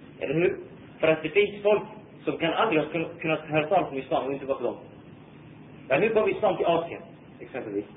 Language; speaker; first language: Swedish; non-native, fluent; Arabic